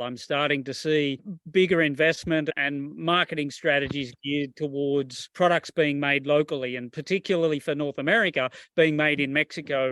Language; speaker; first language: English; native; English